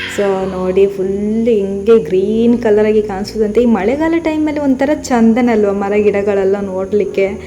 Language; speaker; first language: Kannada; native; Kannada